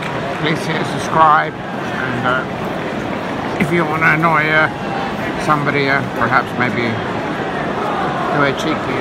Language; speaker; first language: English; native; English